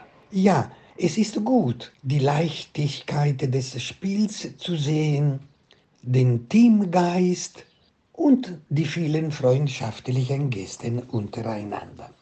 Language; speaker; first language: German; non-native, fluent; Italian